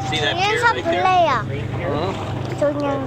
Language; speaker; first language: Korean; early bilingual, heritage; Korean